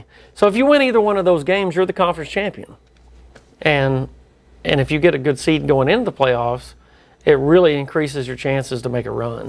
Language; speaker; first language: English; native; English